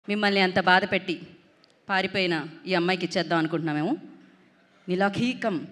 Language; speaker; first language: Telugu; native; Telugu